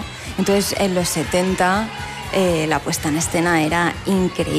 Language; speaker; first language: Spanish; native; Spanish